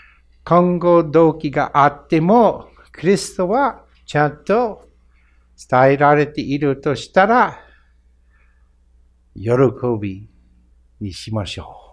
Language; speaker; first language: Japanese; non-native, fluent; English